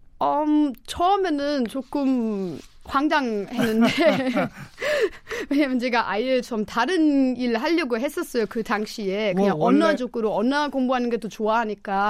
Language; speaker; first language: Korean; non-native, fluent; German